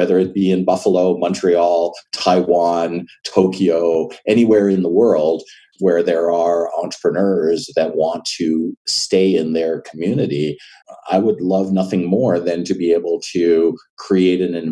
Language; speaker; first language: English; native; English